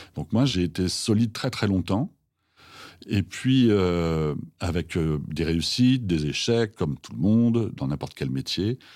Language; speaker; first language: French; native; French